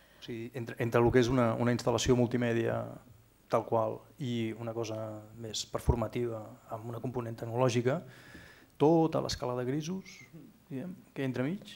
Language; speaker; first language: Catalan; native; Catalan